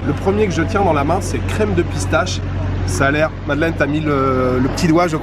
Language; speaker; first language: French; native; French